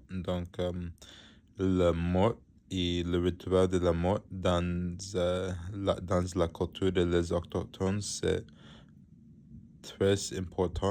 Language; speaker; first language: French; non-native, learner; English